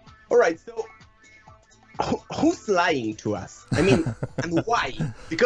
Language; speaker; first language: English; non-native, fluent; Spanish